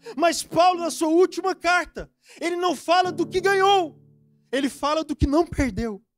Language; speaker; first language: Portuguese; native; Portuguese